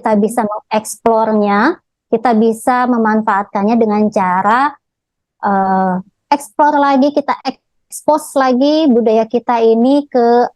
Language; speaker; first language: Indonesian; native; Indonesian